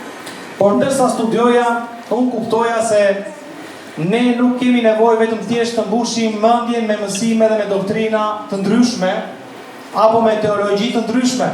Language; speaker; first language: Albanian; native; Albanian